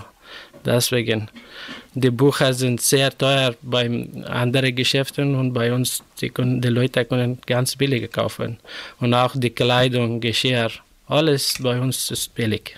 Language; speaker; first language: German; non-native, learner; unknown